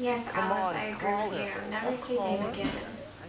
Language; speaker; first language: English; native; English